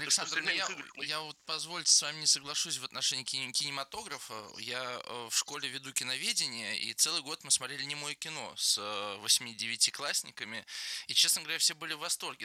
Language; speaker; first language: Russian; native; Russian